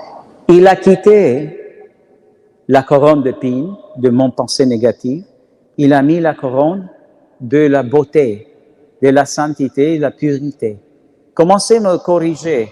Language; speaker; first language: French; non-native, learner; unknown